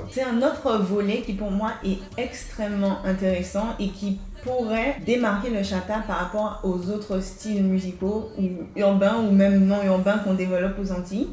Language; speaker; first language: French; native; French